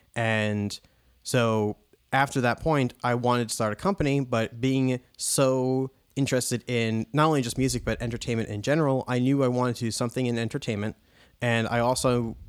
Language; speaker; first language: English; native; English